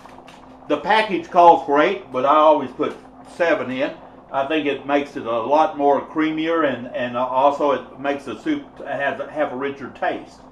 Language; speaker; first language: English; native; English